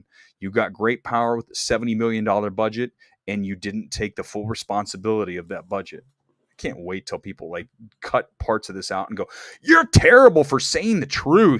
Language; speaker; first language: English; native; English